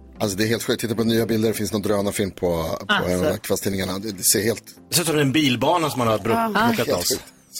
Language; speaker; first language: Swedish; native; Swedish